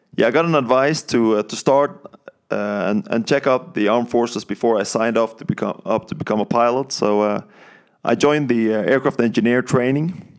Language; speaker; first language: English; non-native, fluent; Norwegian